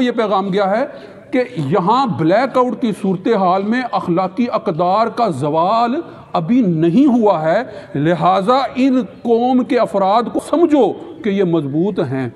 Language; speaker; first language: Urdu; native; Urdu